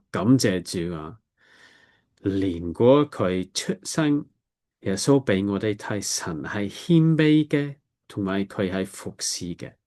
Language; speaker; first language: Cantonese; non-native, learner; English